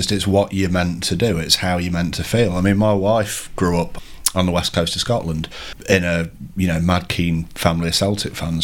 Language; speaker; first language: English; native; English